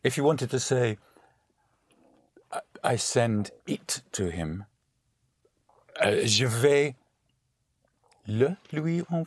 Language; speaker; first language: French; non-native, learner; English